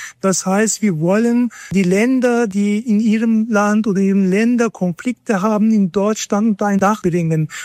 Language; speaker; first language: German; non-native, fluent; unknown